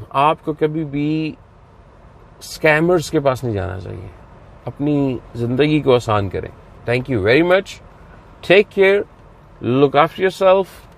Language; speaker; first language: Urdu; native; Urdu